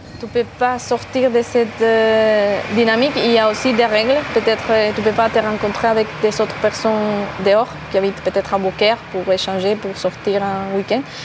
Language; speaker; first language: French; non-native, fluent; Spanish